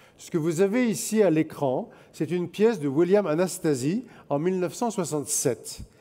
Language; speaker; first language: French; native; French